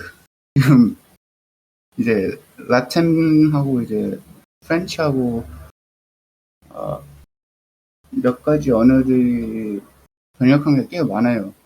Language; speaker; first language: Korean; early bilingual, heritage; Korean